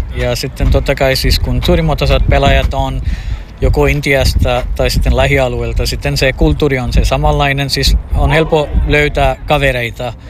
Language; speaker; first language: Finnish; non-native, fluent; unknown